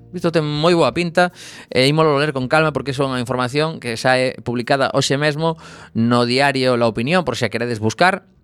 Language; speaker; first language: Galician; native; Galician